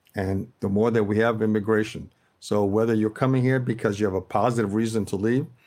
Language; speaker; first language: English; native; English